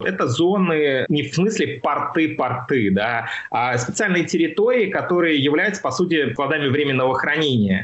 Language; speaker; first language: Russian; native; Russian